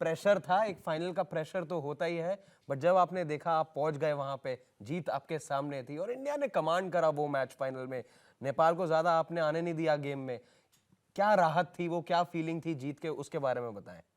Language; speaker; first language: Hindi; native; Hindi